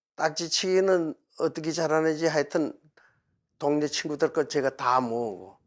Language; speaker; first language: Korean; native; Korean